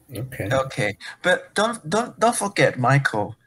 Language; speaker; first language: English; non-native, fluent; Thai